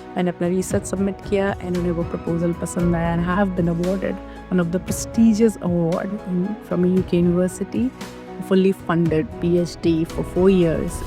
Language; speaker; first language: Hindi; native; Hindi